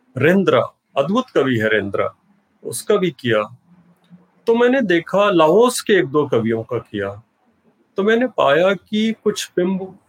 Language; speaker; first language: Hindi; non-native, local second language; Bhojpuri